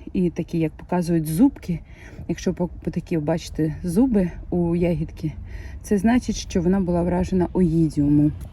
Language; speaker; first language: Ukrainian; native; Ukrainian